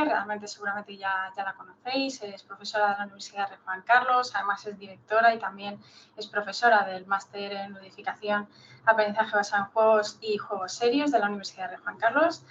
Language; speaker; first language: Spanish; native; Spanish